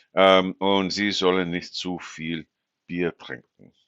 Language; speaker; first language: German; non-native, fluent; English